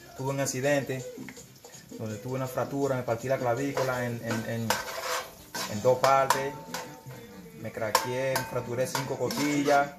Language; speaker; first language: Spanish; native; Spanish